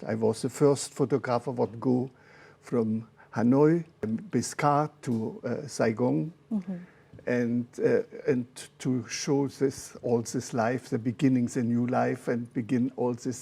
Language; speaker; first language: English; non-native, learner; German